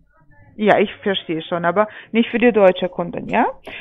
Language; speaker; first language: German; non-native, fluent; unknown